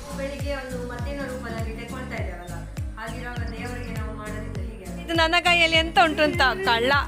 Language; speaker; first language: Kannada; non-native, local second language; Tulu